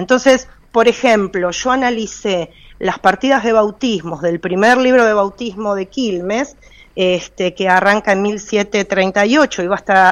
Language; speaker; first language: Spanish; native; Spanish